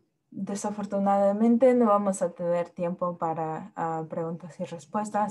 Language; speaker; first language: Spanish; early bilingual, heritage; Spanish